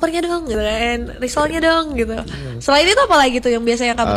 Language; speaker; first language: Indonesian; native; Indonesian